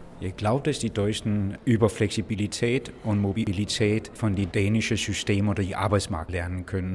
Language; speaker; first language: German; non-native, fluent; Danish